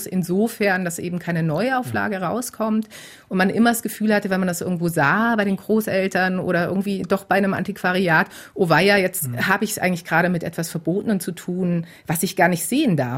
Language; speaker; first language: German; native; German